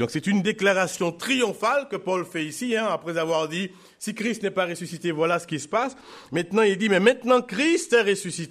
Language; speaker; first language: French; native; French